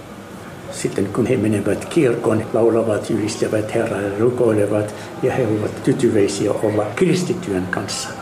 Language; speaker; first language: Finnish; non-native, fluent; Arabic